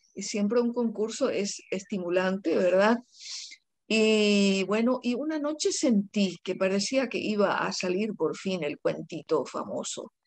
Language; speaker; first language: Spanish; non-native, local second language; Guarani